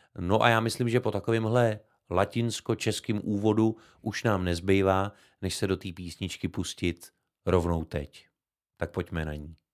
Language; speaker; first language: Czech; native; Czech